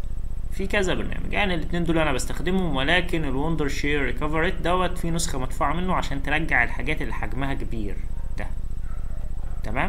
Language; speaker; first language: Arabic; native; Arabic